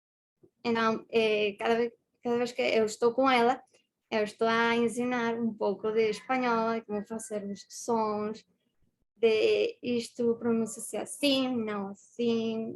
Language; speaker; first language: Portuguese; non-native, fluent; Spanish